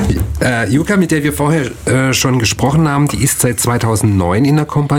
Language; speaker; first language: German; native; German